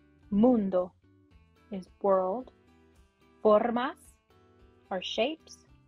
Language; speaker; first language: English; native; English